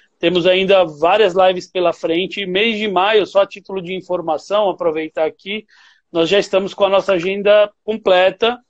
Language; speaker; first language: Portuguese; native; Portuguese